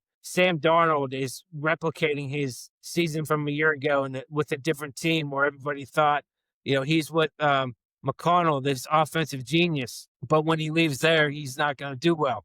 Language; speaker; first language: English; native; English